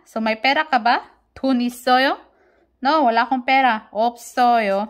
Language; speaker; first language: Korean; non-native, fluent; Filipino